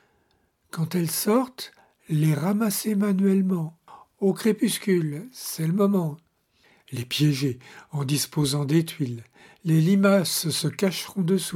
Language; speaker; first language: French; native; French